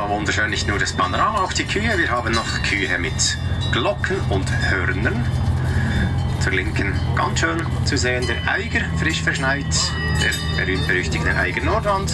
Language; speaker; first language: German; native; German